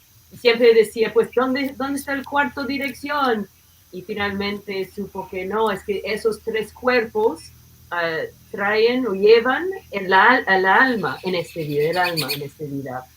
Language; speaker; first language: Spanish; non-native, fluent; English